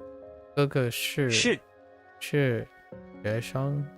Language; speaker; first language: Chinese; non-native, learner; English